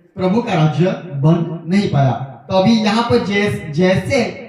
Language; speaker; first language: Hindi; non-native, local second language; Gujarati